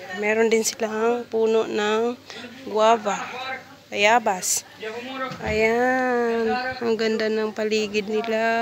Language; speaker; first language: Filipino; non-native, local second language; Cebuano